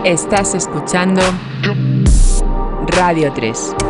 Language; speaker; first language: Spanish; native; Spanish